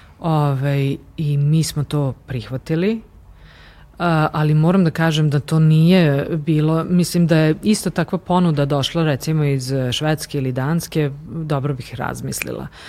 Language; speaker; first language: Serbian; native; Serbian